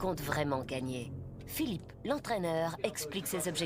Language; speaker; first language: French; native; French